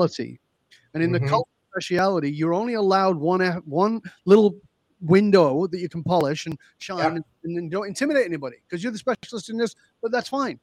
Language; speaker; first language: English; native; English